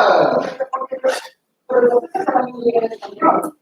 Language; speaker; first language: Spanish; non-native, learner; English